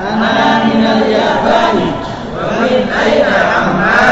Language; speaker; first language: Arabic; non-native, learner; Indonesian